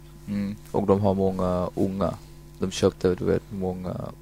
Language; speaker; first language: Swedish; non-native, fluent; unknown